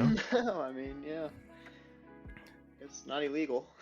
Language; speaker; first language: English; native; English